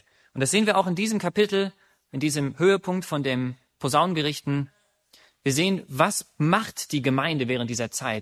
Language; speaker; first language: German; native; German